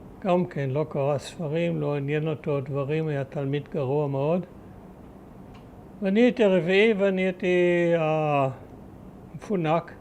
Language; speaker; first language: Hebrew; early bilingual, other home language; German